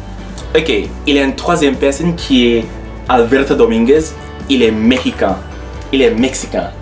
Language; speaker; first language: French; non-native, learner; English